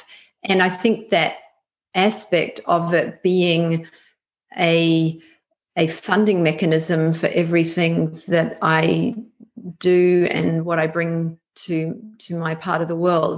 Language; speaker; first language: English; native; English